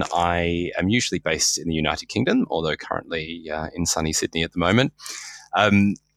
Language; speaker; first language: English; native; English